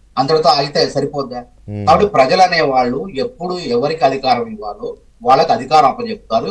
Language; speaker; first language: Telugu; native; Telugu